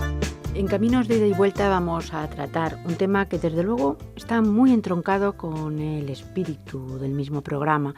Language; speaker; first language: Spanish; native; Spanish